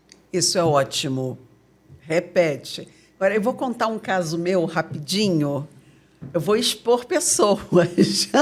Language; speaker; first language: Portuguese; native; Portuguese